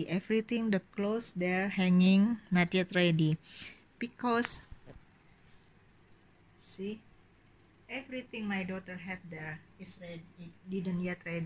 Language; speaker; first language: English; non-native, learner; Indonesian